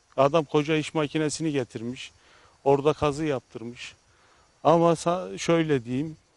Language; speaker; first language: Turkish; native; Turkish